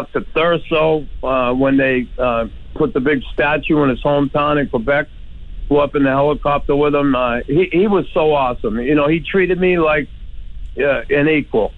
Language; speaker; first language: English; native; English